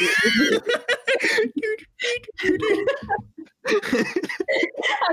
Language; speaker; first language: English; non-native, local second language; Malayalam